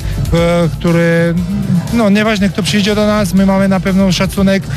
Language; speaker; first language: Polish; non-native, learner; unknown